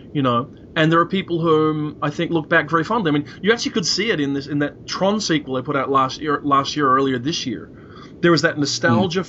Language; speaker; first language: English; native; English